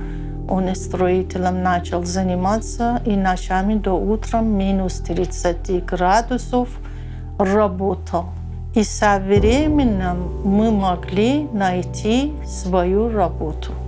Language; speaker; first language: Russian; non-native, learner; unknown